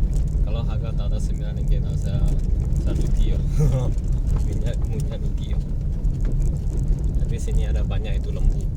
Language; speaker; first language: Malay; non-native, local second language; Chinese